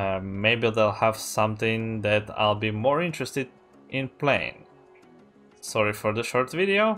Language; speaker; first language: English; non-native, fluent; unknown